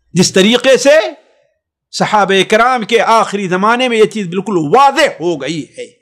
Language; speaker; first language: Hindi; native; Hindi